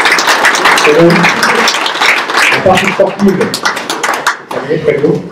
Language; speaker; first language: French; native; French